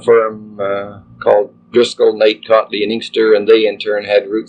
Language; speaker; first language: English; native; English